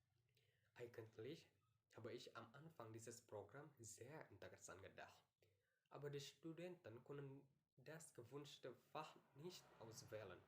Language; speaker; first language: German; non-native, learner; Indonesian